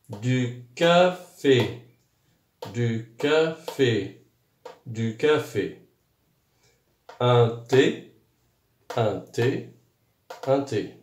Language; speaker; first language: French; non-native, local second language; Arabic